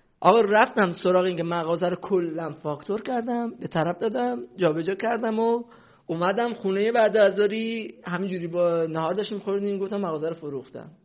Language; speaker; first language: Persian; non-native, local second language; Central Kurdish